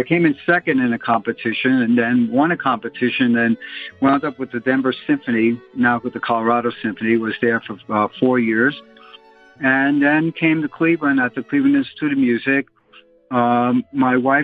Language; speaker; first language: English; native; English